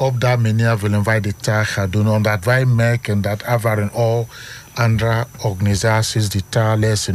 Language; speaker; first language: Dutch; non-native, fluent; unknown